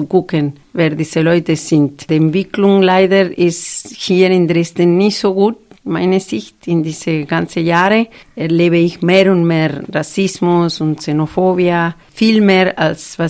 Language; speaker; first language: German; non-native, fluent; Spanish